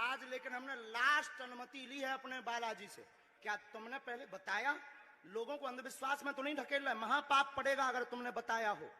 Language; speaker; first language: Hindi; native; Hindi